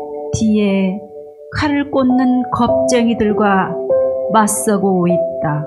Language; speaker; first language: Korean; native; Korean